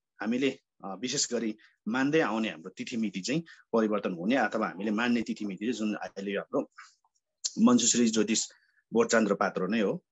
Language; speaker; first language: Nepali; non-native, local second language; Sherpa